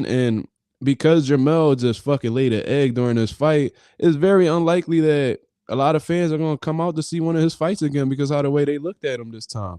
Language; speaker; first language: English; native; English